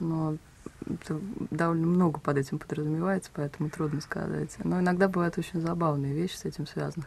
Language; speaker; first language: Russian; native; Russian